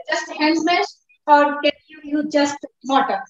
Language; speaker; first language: English; non-native, learner; Bangla